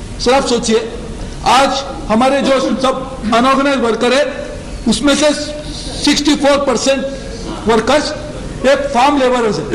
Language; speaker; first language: Hindi; non-native, local second language; Marathi